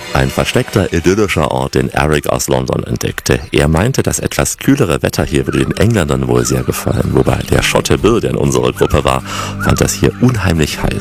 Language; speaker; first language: German; native; German